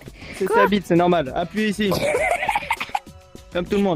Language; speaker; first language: French; native; French